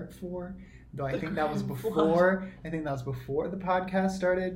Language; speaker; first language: English; native; English